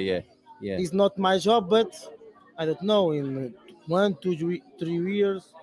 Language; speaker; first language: English; non-native, learner; Portuguese